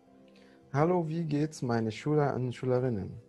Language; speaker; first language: German; non-native, fluent; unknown